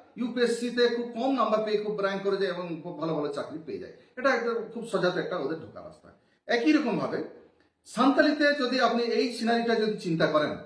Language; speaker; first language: Bangla; non-native, local second language; Santali